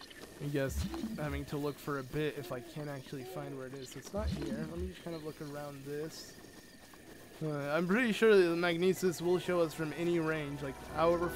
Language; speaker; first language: English; native; English